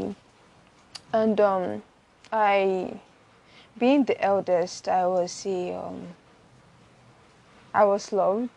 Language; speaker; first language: English; non-native, local second language; Igbo